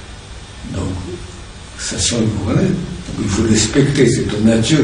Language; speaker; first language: French; non-native, learner; Japanese